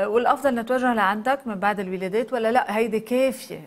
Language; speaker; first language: Arabic; native; Arabic